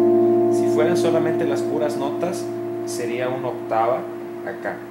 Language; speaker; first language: Spanish; native; Spanish